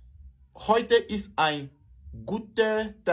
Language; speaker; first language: German; non-native, learner; French